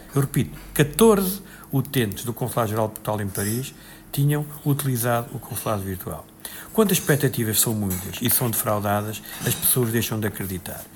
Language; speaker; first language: Portuguese; native; Portuguese